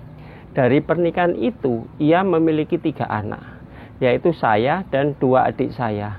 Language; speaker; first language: Indonesian; native; Indonesian